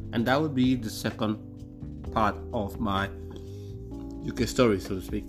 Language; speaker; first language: English; non-native, local second language; Igbo